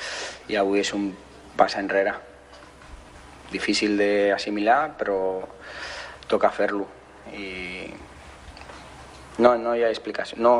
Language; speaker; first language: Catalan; non-native, fluent; Spanish